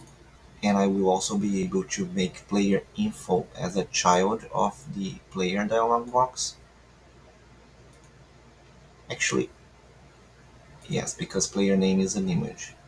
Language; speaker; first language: English; non-native, fluent; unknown